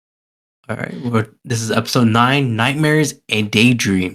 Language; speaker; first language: English; native; English